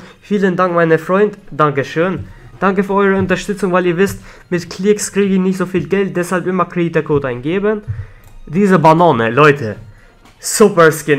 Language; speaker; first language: German; non-native, learner; Albanian